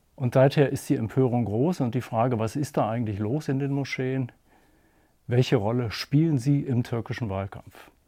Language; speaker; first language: German; native; German